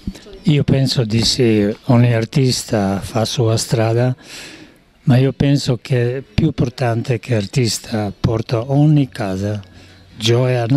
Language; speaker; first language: Italian; non-native, learner; Serbian